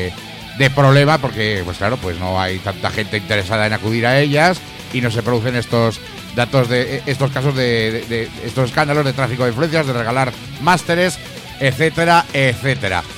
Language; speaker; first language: Spanish; native; Spanish